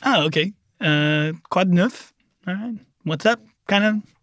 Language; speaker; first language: English; native; English